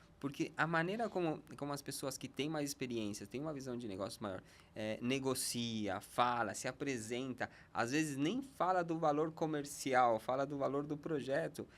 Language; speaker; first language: Portuguese; non-native, fluent; Spanish